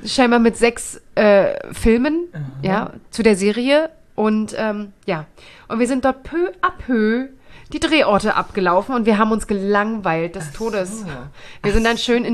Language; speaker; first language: German; native; German